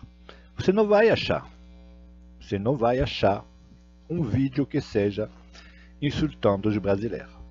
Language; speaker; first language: Portuguese; non-native, fluent; Russian